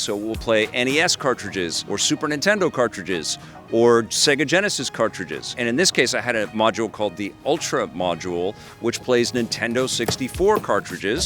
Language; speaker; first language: English; native; English